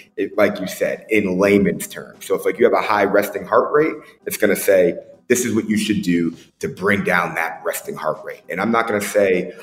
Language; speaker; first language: English; native; English